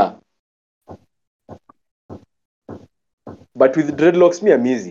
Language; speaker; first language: English; non-native, local second language; Kikuyu